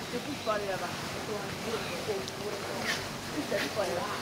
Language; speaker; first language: French; non-native, learner; Burmese